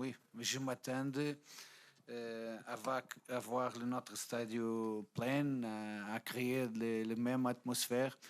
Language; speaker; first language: French; non-native, fluent; Portuguese